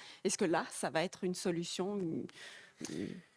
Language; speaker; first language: French; native; French